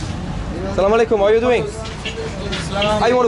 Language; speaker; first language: English; non-native, learner; French